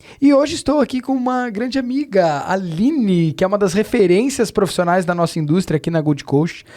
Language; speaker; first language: Portuguese; native; Portuguese